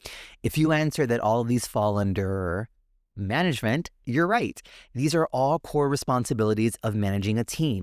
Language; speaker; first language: English; native; English